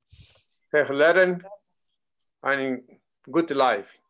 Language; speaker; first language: German; non-native, learner; Portuguese